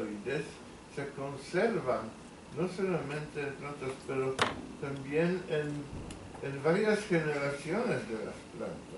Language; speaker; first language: Spanish; non-native, fluent; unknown